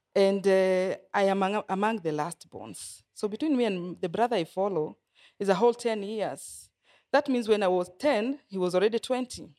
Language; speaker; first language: English; non-native, local second language; Kikuyu